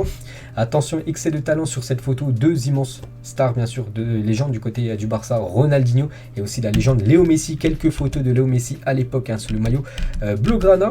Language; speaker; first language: French; native; French